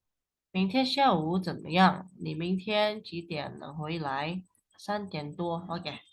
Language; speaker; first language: Chinese; non-native, fluent; Indonesian